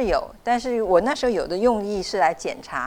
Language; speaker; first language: Chinese; native; Chinese